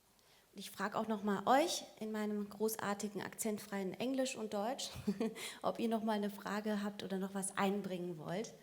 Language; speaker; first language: German; native; German